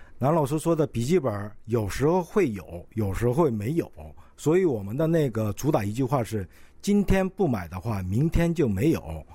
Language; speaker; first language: Chinese; non-native, local second language; Korean